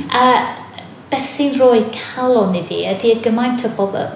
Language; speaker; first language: Welsh; non-native, fluent; English